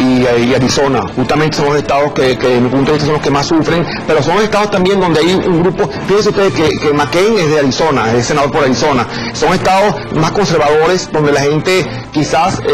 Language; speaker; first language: Spanish; native; Spanish